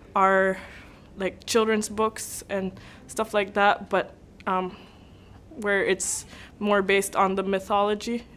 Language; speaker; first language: English; native; English